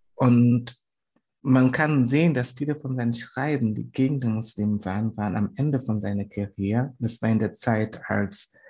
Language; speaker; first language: German; non-native, fluent; Swahili